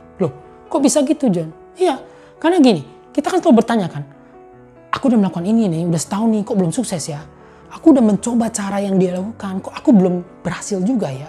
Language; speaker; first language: Indonesian; native; Indonesian